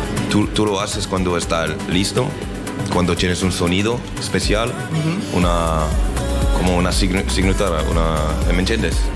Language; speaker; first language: Spanish; non-native, learner; French